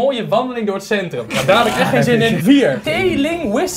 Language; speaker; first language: Dutch; native; Dutch